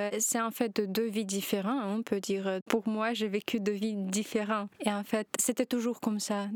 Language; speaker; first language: French; non-native, learner; Ukrainian